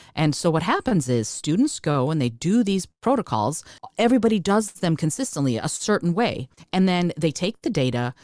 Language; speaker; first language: English; early bilingual, other home language; Russian